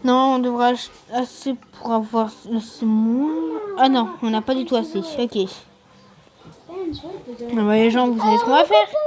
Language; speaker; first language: French; native; French